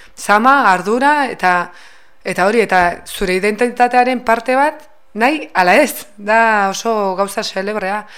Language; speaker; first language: Basque; native; Basque